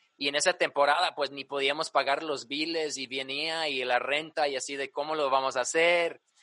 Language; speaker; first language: Spanish; early bilingual, other home language; English